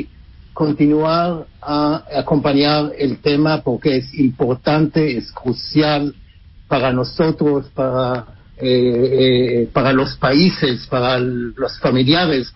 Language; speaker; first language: Spanish; non-native, fluent; Hebrew